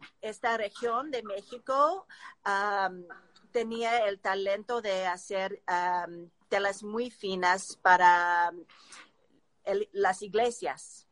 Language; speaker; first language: Spanish; non-native, learner; English